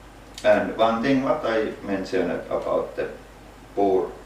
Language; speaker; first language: English; non-native, fluent; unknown